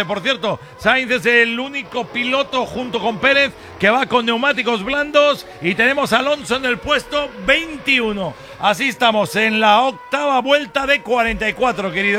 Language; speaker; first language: Spanish; native; Spanish